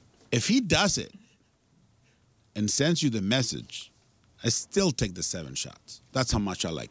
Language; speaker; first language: English; early bilingual, other home language; Spanish